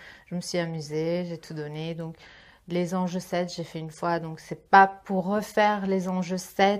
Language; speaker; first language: French; native; French